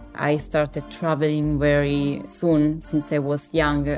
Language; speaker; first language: English; non-native, fluent; Italian